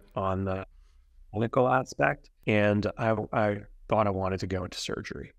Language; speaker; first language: English; native; English